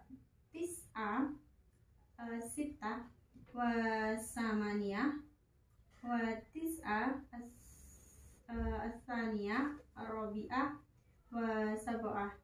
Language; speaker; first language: Arabic; non-native, learner; Indonesian